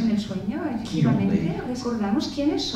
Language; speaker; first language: Spanish; native; Spanish